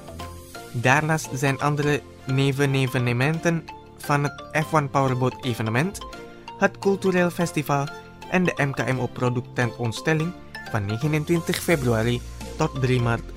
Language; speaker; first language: Dutch; non-native, fluent; Indonesian